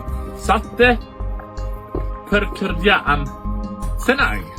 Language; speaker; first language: Indonesian; non-native, learner; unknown